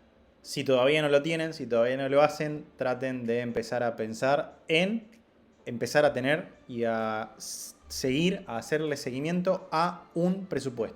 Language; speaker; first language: Spanish; native; Spanish